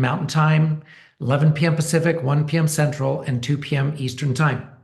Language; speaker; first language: English; native; English